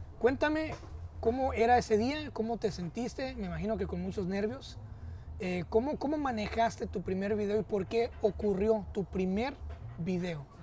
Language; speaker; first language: Spanish; early bilingual, heritage; Spanish